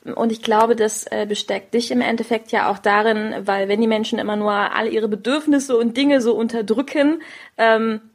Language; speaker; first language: German; native; German